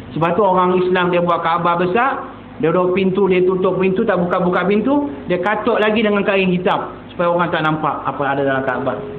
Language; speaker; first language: Malay; non-native, local second language; Tamil